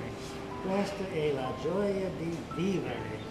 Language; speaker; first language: Italian; non-native, learner; English